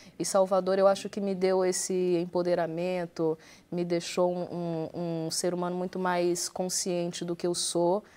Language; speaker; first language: Portuguese; native; Portuguese